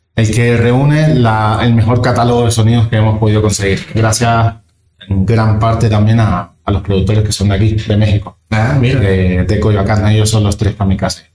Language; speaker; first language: Spanish; native; Spanish